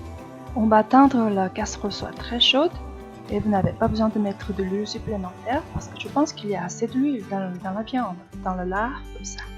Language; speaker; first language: French; non-native, fluent; Korean